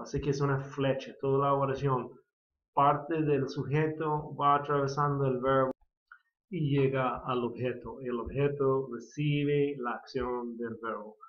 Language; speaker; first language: Spanish; non-native, fluent; English